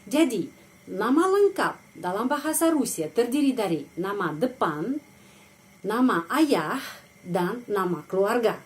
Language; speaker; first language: Indonesian; non-native, fluent; Russian